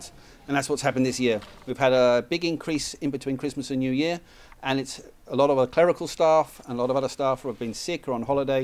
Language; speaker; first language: English; native; English